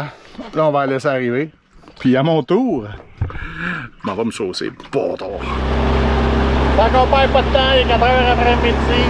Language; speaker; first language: French; native; French